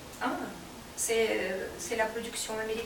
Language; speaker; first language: French; non-native, fluent; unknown